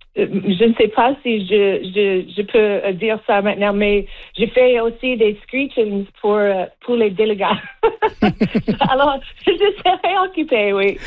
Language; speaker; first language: French; non-native, local second language; English